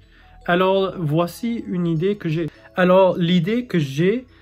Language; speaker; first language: French; non-native, fluent; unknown